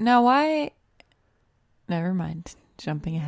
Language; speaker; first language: English; native; English